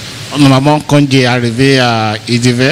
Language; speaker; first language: French; non-native, learner; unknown